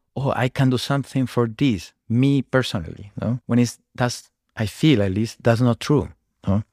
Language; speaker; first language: English; non-native, fluent; Spanish